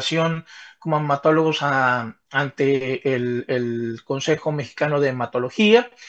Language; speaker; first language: Spanish; native; Spanish